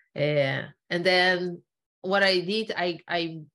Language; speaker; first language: English; non-native, fluent; Portuguese